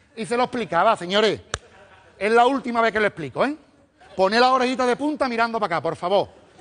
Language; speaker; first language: Spanish; native; Spanish